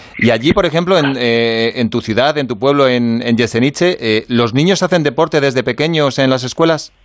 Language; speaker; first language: Spanish; native; Spanish